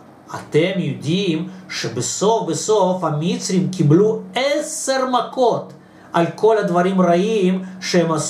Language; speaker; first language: Hebrew; non-native, fluent; Russian